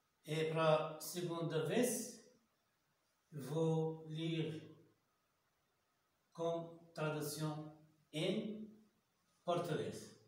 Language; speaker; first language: Portuguese; non-native, learner; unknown